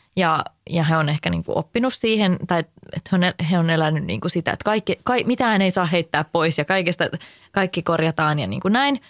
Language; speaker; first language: Finnish; native; Finnish